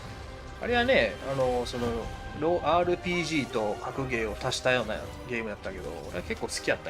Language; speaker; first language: Japanese; native; Japanese